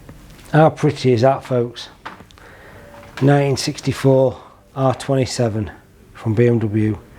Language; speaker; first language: English; native; English